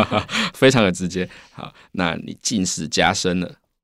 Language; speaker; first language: Chinese; native; Chinese